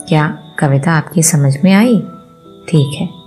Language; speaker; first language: Hindi; non-native, local second language; Malayalam